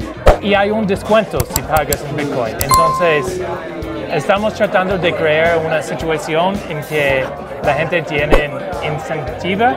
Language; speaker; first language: Spanish; non-native, fluent; English